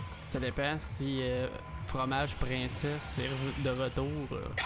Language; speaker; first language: French; native; French